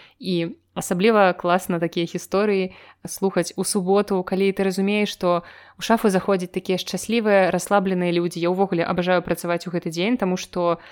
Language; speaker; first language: Belarusian; non-native, local second language; Russian